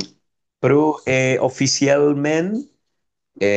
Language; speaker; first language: Catalan; non-native, fluent; Spanish